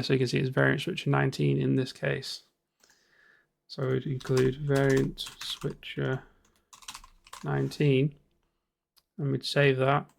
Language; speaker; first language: English; native; English